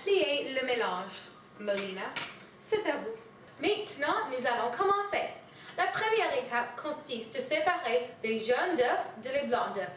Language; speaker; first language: French; non-native, learner; English